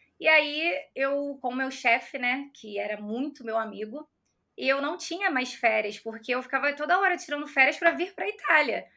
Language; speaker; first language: Portuguese; native; Portuguese